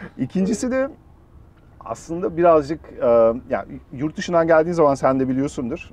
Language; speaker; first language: Turkish; early bilingual, heritage; Turkish